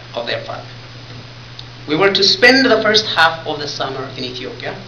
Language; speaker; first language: English; non-native, fluent; Tigrinya